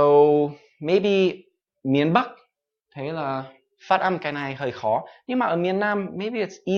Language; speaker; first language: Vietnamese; non-native, fluent; English